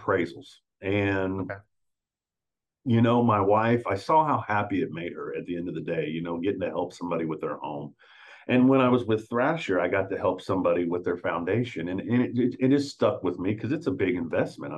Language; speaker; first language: English; native; English